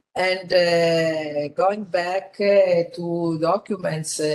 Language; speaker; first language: English; non-native, fluent; Italian